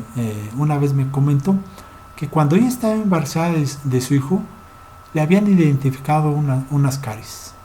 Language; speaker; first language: Spanish; native; Spanish